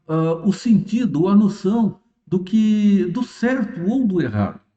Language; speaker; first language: Portuguese; native; Portuguese